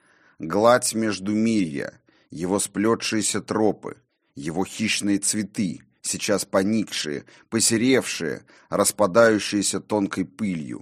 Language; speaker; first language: Russian; native; Russian